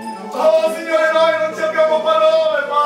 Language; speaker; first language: Italian; native; Italian